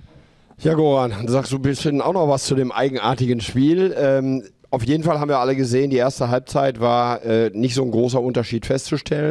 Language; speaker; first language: German; native; German